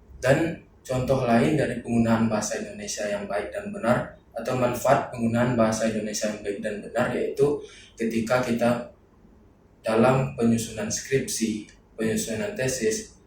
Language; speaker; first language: Indonesian; non-native, local second language; Minangkabau